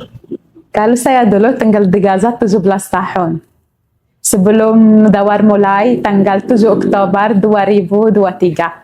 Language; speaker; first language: Indonesian; non-native, learner; Arabic